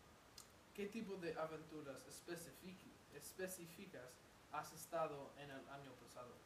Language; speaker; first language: Spanish; non-native, learner; English